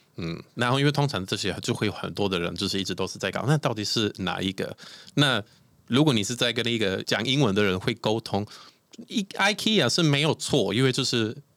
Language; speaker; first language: Chinese; non-native, fluent; Swedish